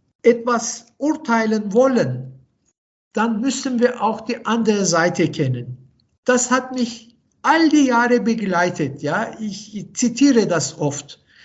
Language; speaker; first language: German; non-native, fluent; Turkish